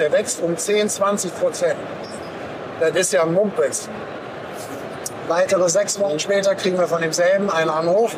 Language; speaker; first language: German; native; German